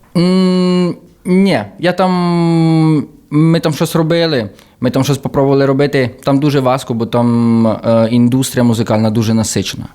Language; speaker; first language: Ukrainian; early bilingual, heritage; Ukrainian